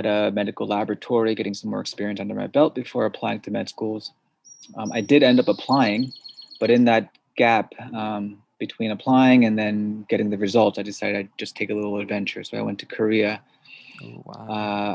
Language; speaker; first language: English; early bilingual, other home language; Korean